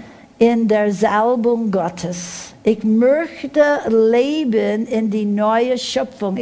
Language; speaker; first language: German; non-native, fluent; English